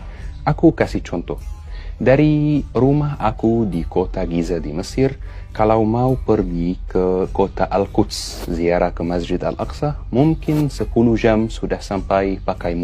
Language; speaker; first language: Indonesian; non-native, fluent; Arabic